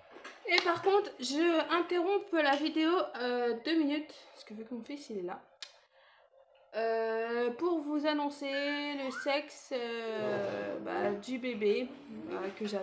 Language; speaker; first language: French; native; French